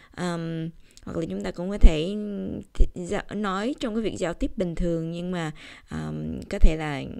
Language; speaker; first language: Vietnamese; early bilingual, heritage; Vietnamese